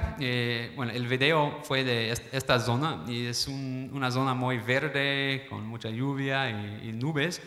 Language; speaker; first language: Spanish; non-native, fluent; English